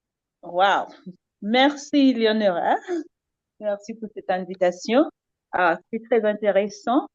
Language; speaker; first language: French; non-native, fluent; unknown